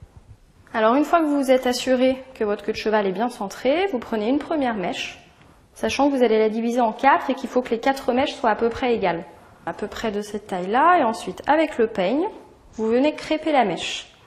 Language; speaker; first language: French; native; French